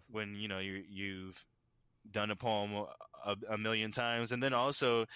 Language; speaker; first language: English; native; English